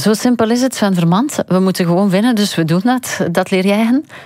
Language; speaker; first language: Dutch; native; Dutch